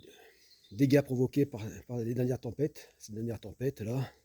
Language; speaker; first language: French; native; French